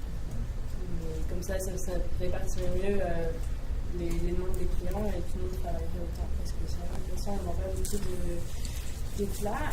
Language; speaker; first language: French; native; French